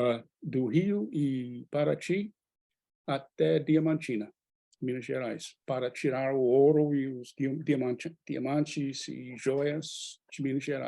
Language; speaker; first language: Portuguese; non-native, fluent; English